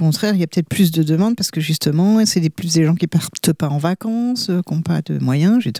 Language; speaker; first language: French; native; French